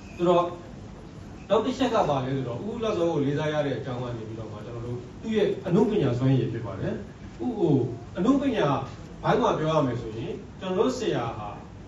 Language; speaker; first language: Burmese; non-native, local second language; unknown